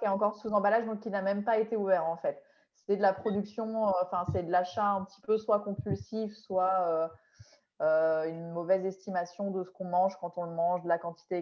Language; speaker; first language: French; native; French